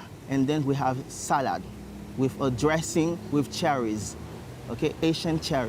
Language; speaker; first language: English; non-native, learner; Haitian Creole